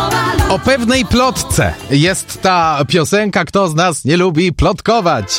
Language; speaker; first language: Polish; native; Polish